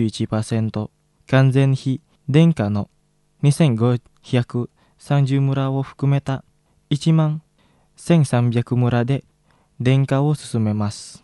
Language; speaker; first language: Japanese; non-native, fluent; Indonesian